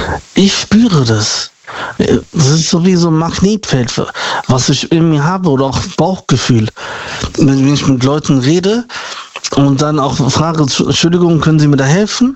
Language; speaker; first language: German; native; German